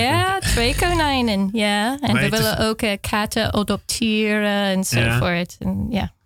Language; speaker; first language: Dutch; non-native, fluent; English